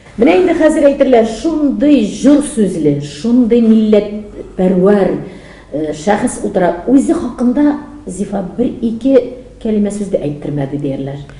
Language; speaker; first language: Tatar; native; Tatar